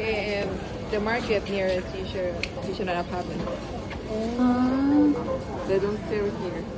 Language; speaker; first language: English; non-native, learner; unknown